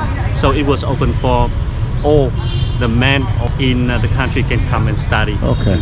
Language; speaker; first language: English; non-native, fluent; Vietnamese